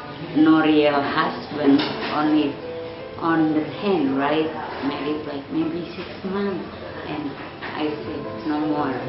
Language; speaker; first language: English; non-native, learner; Indonesian